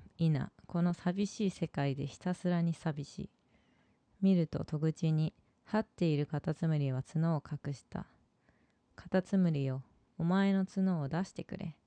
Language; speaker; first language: Japanese; native; Japanese